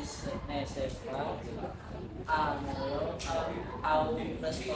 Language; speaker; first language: French; non-native, learner; Indonesian